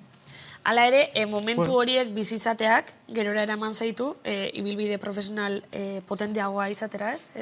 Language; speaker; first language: Basque; native; Basque